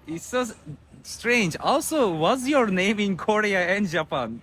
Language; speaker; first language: English; non-native, learner; Turkish